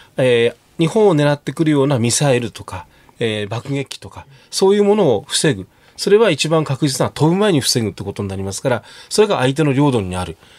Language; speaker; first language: Japanese; native; Japanese